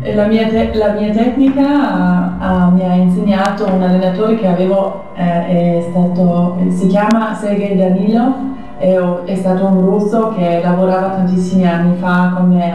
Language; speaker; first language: Italian; non-native, fluent; German